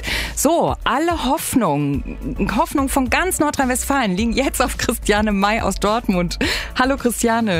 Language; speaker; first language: German; native; German